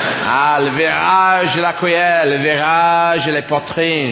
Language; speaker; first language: French; non-native, learner; English